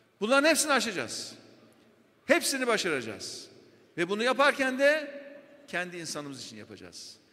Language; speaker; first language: Turkish; native; Turkish